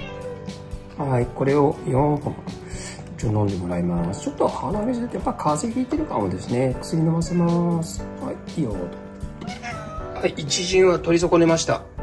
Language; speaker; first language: Japanese; native; Japanese